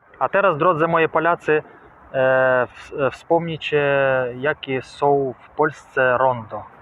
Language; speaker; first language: Polish; non-native, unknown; Ukrainian